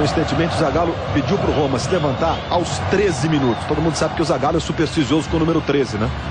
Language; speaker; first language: Portuguese; native; Portuguese